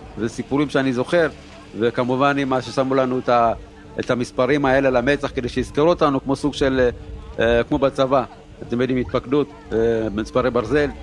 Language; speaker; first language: Hebrew; early bilingual, other home language; Amharic